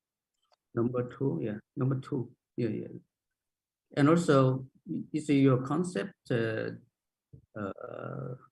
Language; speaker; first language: English; non-native, learner; Japanese